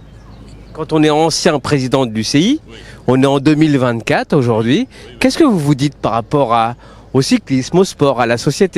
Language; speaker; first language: French; native; French